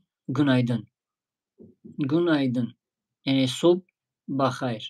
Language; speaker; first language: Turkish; non-native, fluent; Tajik